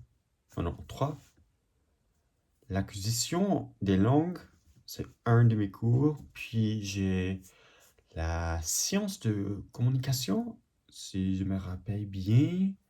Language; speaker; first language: French; non-native, learner; English